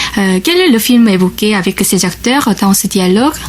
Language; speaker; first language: French; non-native, fluent; Korean